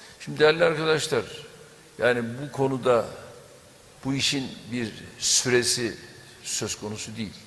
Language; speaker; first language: Turkish; native; Turkish